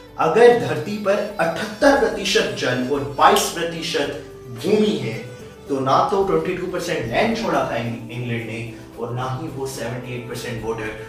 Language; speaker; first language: Hindi; native; Hindi